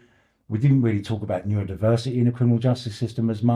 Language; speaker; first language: English; native; English